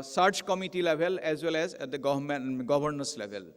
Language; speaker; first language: English; non-native, local second language; Assamese